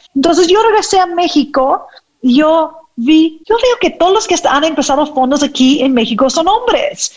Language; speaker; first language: Spanish; non-native, fluent; English